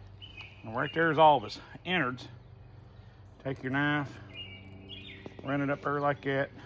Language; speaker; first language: English; native; English